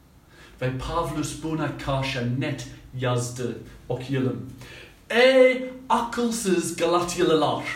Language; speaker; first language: Turkish; non-native, fluent; English